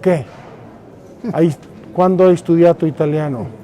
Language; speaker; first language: Italian; non-native, fluent; Spanish